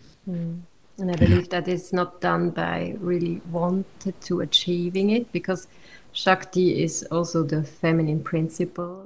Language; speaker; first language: English; non-native, fluent; German